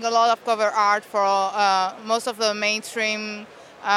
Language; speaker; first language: English; non-native, fluent; French